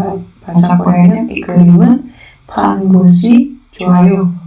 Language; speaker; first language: Korean; non-native, learner; Indonesian